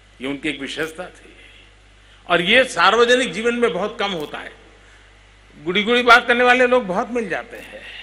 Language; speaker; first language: Hindi; non-native, local second language; Gujarati